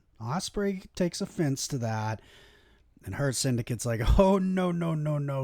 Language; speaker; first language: English; native; English